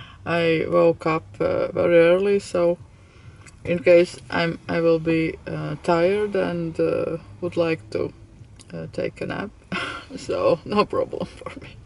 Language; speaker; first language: English; non-native, fluent; Latvian